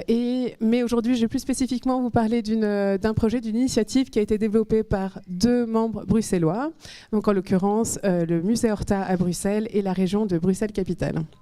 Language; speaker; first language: French; native; French